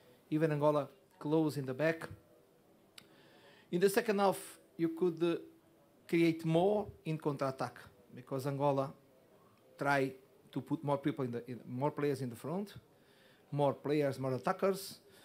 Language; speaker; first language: English; non-native, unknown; Portuguese